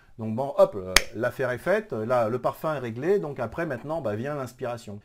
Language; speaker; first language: French; native; French